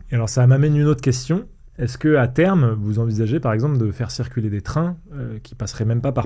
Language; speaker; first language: French; native; French